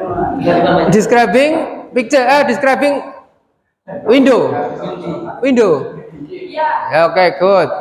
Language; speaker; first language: English; non-native, fluent; Indonesian